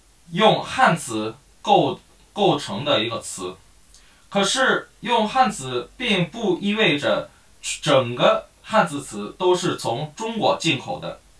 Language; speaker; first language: Chinese; non-native, fluent; Korean